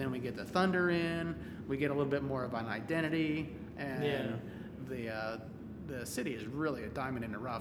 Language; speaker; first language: English; native; English